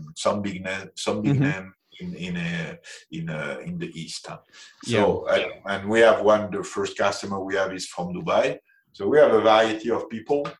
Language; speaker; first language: English; non-native, fluent; French